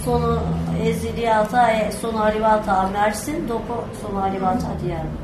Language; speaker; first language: Italian; non-native, learner; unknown